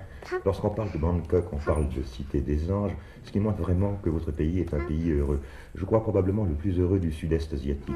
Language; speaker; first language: French; native; French